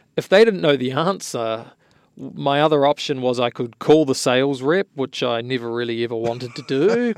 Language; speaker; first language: English; native; English